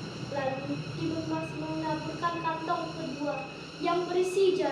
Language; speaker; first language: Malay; non-native, local second language; Balinese